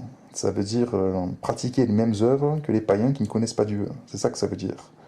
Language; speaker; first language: French; native; French